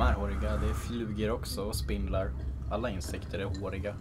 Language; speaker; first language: Swedish; native; Swedish